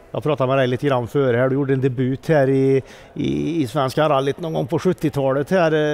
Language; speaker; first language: Swedish; native; Swedish